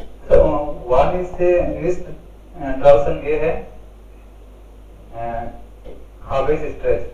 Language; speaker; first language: German; non-native, learner; Hindi